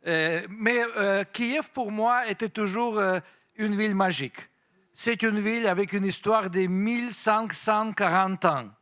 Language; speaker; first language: French; non-native, fluent; Russian